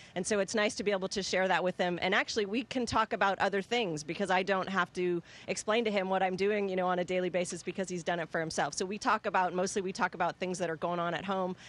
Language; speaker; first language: English; native; English